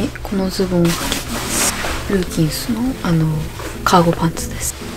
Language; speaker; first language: Japanese; early bilingual, other home language; English